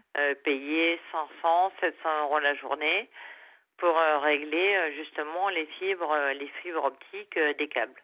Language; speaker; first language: French; native; French